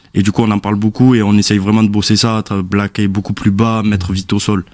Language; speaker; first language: French; native; French